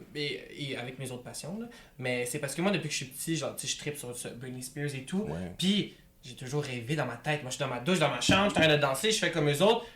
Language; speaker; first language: French; native; French